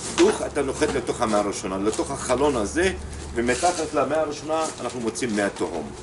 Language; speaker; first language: Hebrew; non-native, local second language; Arabic